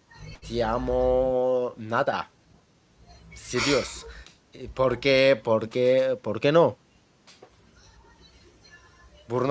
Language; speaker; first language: Spanish; non-native, learner; Turkish